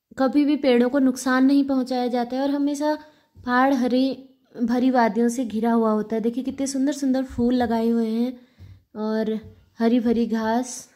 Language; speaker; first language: Hindi; native; Hindi